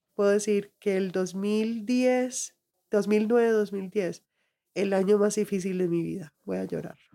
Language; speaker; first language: Spanish; early bilingual, heritage; Spanish